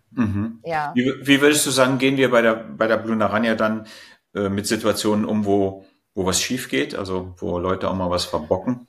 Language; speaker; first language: German; native; German